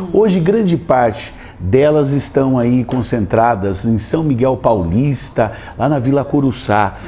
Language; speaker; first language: Portuguese; native; Portuguese